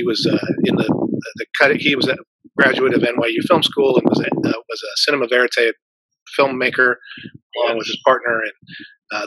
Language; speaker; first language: English; native; English